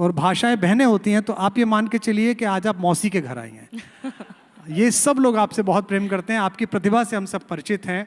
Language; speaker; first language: Hindi; native; Hindi